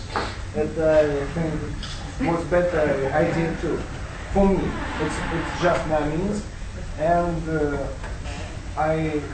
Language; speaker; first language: English; non-native, learner; Russian